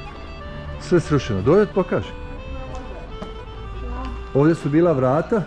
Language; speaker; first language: Croatian; native; Croatian